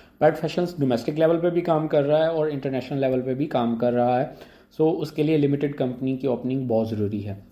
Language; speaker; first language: Urdu; native; Urdu